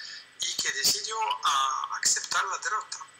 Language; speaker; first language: Spanish; non-native, fluent; French